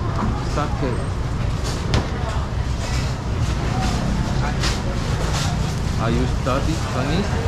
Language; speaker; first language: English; non-native, learner; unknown